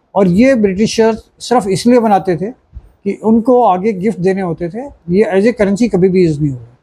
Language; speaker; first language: Hindi; native; Hindi